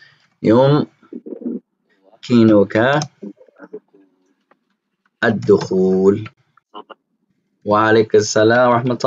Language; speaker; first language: Arabic; non-native, fluent; English